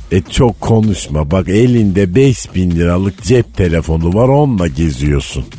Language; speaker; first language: Turkish; native; Turkish